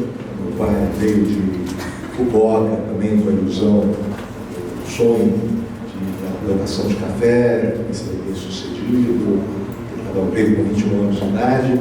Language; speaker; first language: Portuguese; native; Portuguese